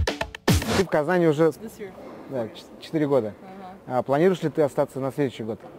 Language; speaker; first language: Russian; native; Russian